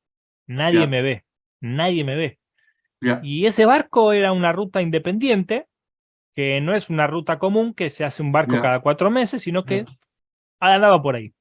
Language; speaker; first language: Spanish; native; Spanish